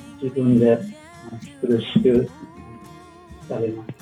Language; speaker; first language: Japanese; non-native, learner; English